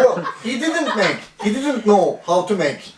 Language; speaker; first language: English; non-native, learner; Spanish